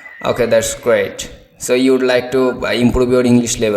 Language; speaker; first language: English; non-native, learner; Bangla